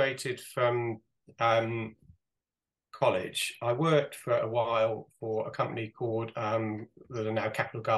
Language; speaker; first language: English; native; English